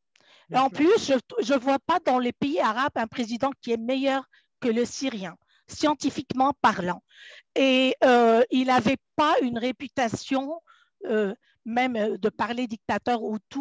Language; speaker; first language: French; non-native, fluent; Arabic